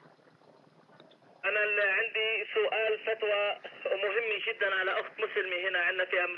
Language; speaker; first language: Arabic; native; Arabic